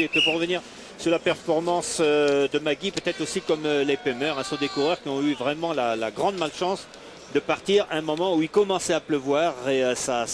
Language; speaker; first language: French; native; French